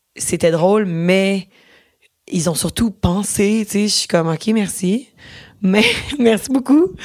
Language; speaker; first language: French; native; French